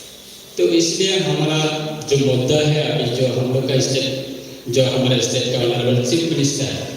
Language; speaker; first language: Hindi; non-native, local second language; Kok Borok